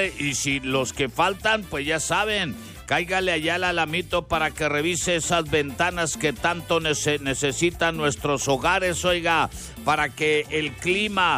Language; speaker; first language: Spanish; native; Spanish